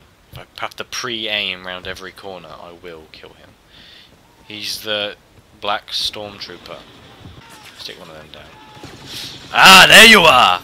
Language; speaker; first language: English; native; English